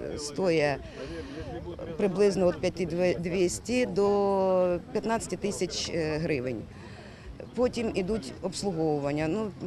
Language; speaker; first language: Ukrainian; non-native, local second language; Russian